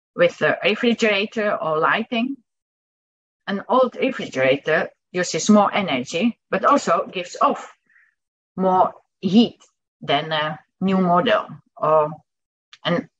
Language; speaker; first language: English; non-native, fluent; Dutch